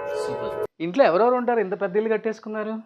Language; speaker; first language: Telugu; native; Telugu